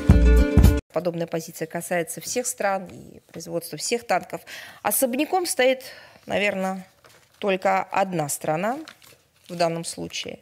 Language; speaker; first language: Russian; native; Russian